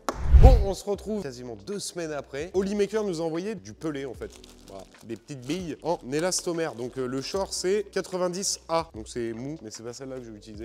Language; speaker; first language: French; native; French